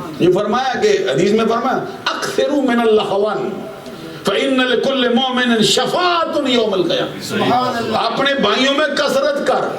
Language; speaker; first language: Urdu; non-native, local second language; Punjabi